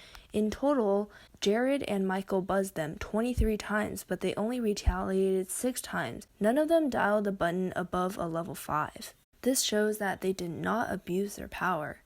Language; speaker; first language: English; native; English